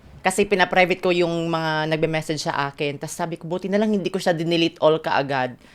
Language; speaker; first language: Filipino; non-native, local second language; Waray